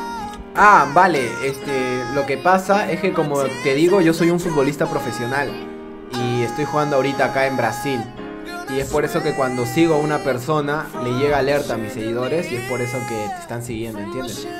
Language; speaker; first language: Spanish; native; Spanish